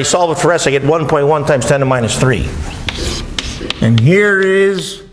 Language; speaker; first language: English; native; English